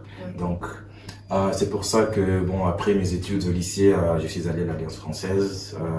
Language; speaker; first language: French; non-native, fluent; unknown